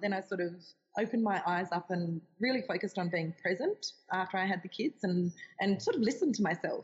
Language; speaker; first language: English; native; English